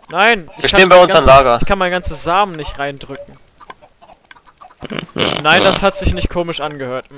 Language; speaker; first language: German; native; German